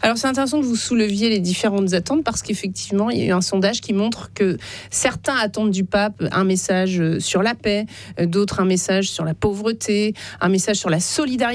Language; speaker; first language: French; native; French